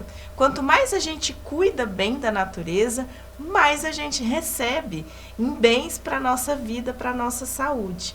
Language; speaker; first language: Portuguese; native; Portuguese